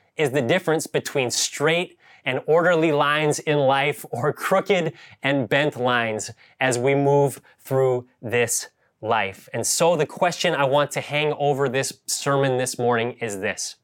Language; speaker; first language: English; native; English